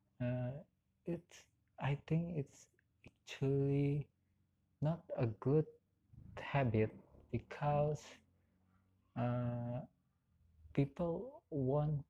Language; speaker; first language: English; non-native, learner; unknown